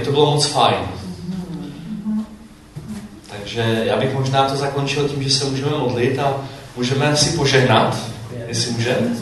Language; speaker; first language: Czech; native; Czech